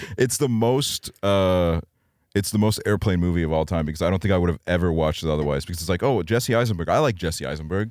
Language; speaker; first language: English; early bilingual, other home language; Estonian